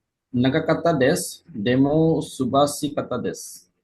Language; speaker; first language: Japanese; non-native, learner; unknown